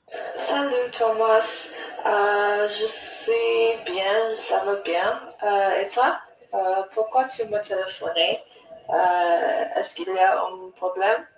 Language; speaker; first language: French; non-native, learner; English